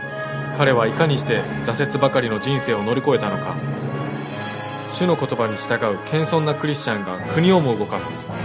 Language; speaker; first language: Japanese; native; Japanese